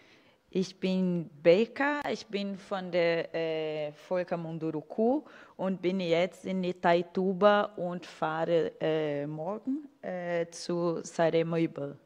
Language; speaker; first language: German; non-native, fluent; Portuguese